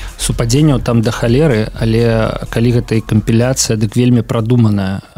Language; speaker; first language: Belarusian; native; Belarusian